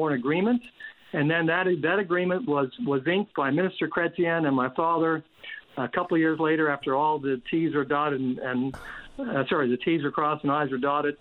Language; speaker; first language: English; native; English